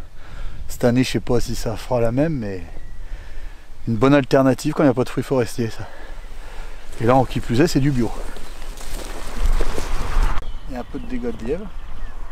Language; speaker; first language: French; native; French